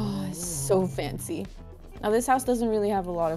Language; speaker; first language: English; native; English